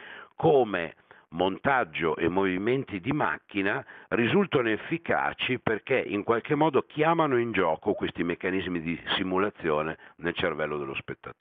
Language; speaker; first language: Italian; native; Italian